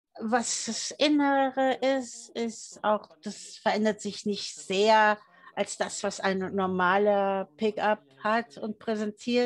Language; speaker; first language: German; early bilingual, heritage; German